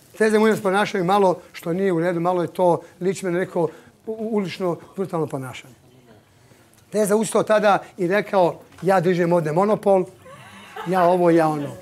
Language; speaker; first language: Serbian; native; Serbian